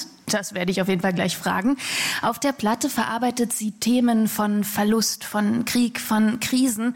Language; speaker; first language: German; native; German